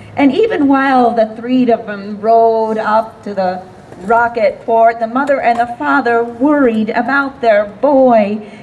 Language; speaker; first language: English; native; English